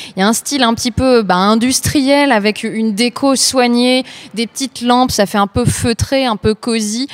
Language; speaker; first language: French; native; French